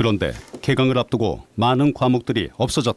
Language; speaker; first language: Korean; native; Korean